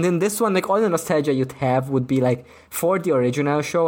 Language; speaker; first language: English; non-native, fluent; German